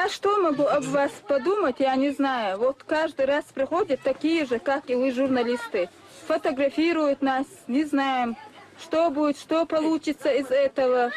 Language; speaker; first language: Russian; non-native, fluent; Chechen